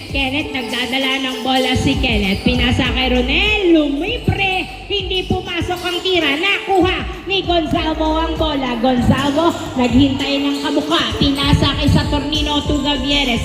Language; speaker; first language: Filipino; native; Filipino